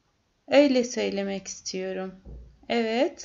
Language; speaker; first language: Turkish; non-native, fluent; Arabic